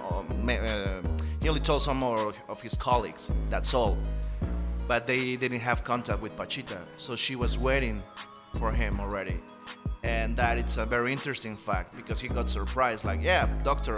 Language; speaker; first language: English; non-native, fluent; Spanish